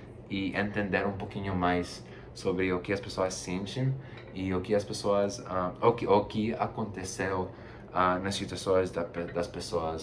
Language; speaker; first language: Portuguese; non-native, fluent; Spanish